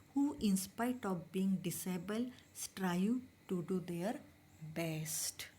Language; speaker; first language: English; non-native, local second language; Marathi